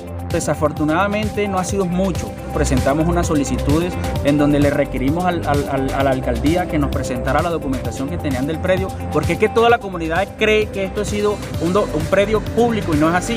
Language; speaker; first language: Spanish; native; Spanish